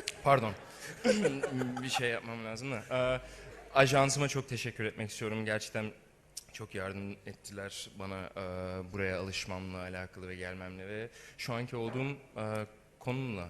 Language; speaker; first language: Turkish; early bilingual, heritage; Turkish